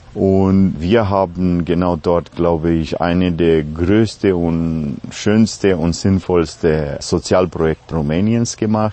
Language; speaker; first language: German; non-native, fluent; Romanian